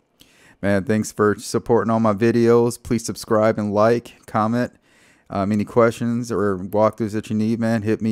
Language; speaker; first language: English; native; English